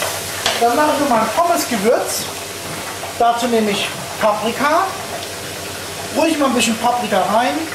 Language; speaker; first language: German; native; German